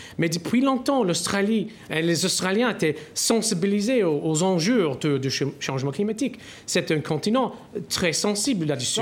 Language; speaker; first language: French; non-native, fluent; English